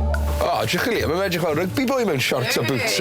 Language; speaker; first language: Welsh; native; Welsh